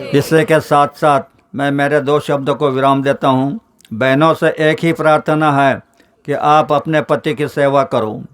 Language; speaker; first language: Hindi; non-native, local second language; Marathi